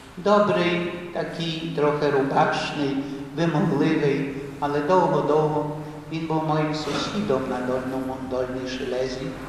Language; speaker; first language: Ukrainian; early bilingual, heritage; Ukrainian